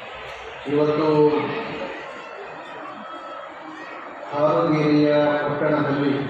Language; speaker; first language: Kannada; native; Kannada